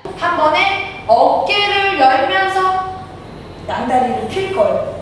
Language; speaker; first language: Korean; native; Korean